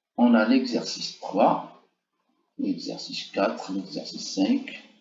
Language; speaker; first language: French; non-native, local second language; Arabic